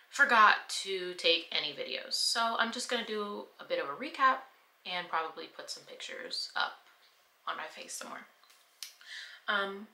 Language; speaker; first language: English; native; English